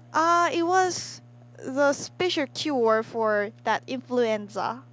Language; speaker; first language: English; non-native, learner; Korean